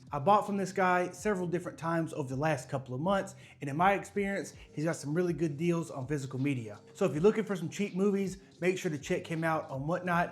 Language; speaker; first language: English; native; English